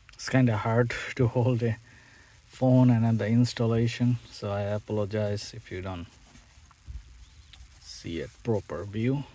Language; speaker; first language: English; non-native, fluent; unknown